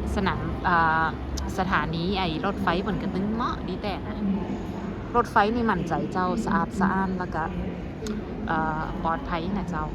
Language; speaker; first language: Thai; native; Thai